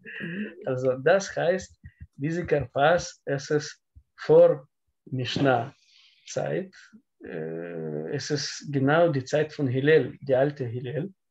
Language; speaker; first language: German; non-native, learner; Russian